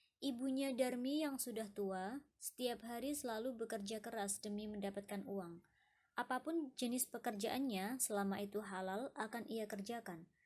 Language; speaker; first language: Indonesian; native; Indonesian